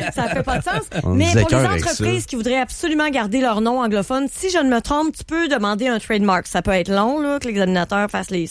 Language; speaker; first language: French; native; French